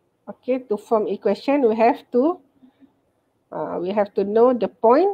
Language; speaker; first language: English; non-native, local second language; Malay